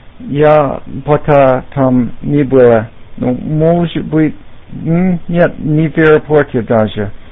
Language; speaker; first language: Russian; non-native, learner; English